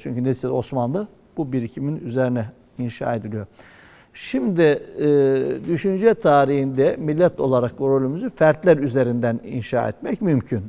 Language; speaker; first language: Turkish; native; Turkish